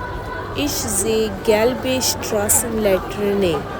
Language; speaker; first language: German; non-native, learner; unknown